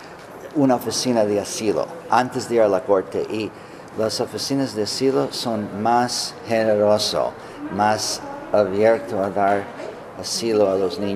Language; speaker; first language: Spanish; non-native, fluent; English